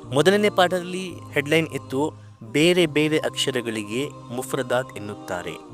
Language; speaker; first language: Kannada; non-native, local second language; Urdu